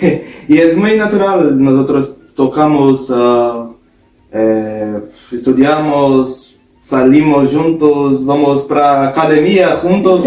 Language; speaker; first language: Spanish; non-native, learner; Portuguese